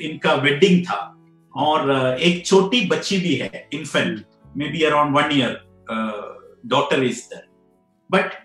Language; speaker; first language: Hindi; non-native, local second language; Malayalam